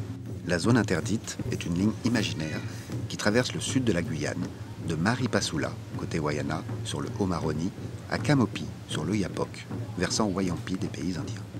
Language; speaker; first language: French; native; French